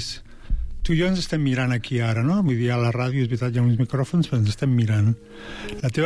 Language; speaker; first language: Catalan; native; Catalan